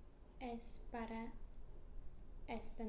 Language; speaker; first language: Spanish; non-native, learner; English